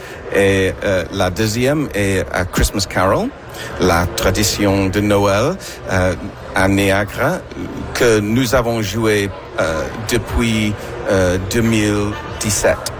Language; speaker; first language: French; non-native, learner; English